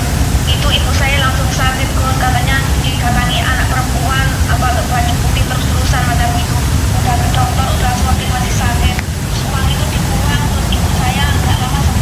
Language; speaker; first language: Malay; non-native, local second language; Javanese